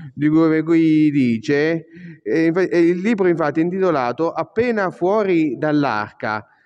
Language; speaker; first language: Italian; native; Italian